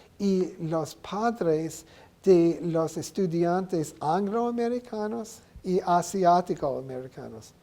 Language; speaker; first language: Spanish; non-native, learner; English